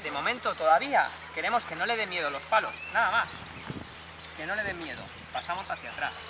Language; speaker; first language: Spanish; native; Spanish